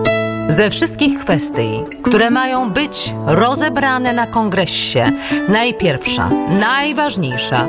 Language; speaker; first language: Polish; native; Polish